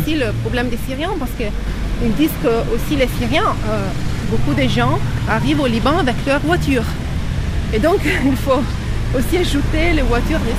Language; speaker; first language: French; non-native, fluent; Italian